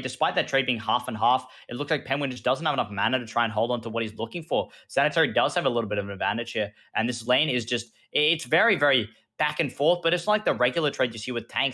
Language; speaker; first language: English; native; English